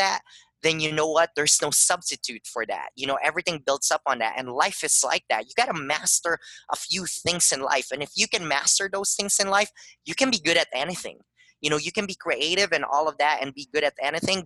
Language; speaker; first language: English; non-native, local second language; Filipino